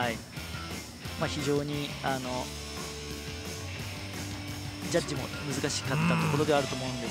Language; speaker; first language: Japanese; native; Japanese